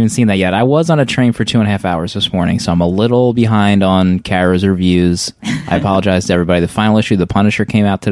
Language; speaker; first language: English; native; English